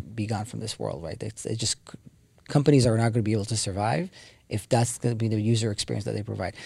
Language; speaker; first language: English; non-native, fluent; Hebrew